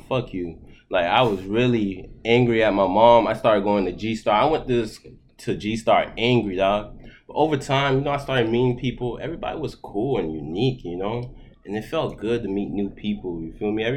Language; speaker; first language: English; early bilingual, other home language; Haitian Creole